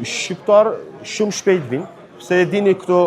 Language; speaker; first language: Albanian; early bilingual, heritage; Turkish